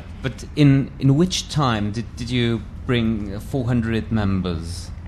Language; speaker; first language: English; non-native, fluent; German